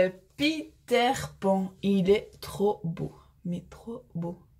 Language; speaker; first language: French; native; French